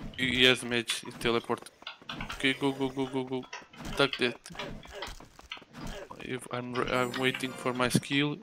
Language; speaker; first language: English; non-native, learner; Turkish